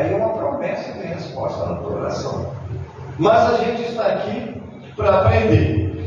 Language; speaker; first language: Portuguese; native; Portuguese